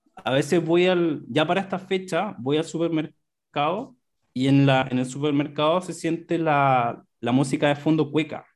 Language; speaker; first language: Spanish; native; Spanish